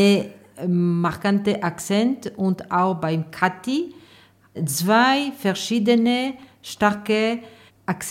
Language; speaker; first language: German; non-native, fluent; French